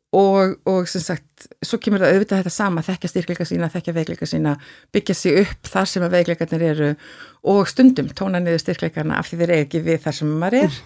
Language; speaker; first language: Icelandic; native; Icelandic